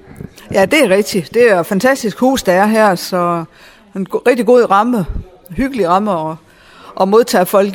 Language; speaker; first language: Danish; native; Danish